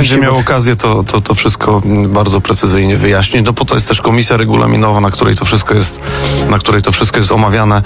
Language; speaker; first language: Polish; native; Polish